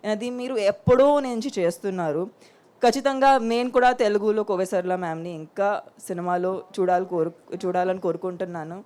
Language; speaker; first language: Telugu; non-native, fluent; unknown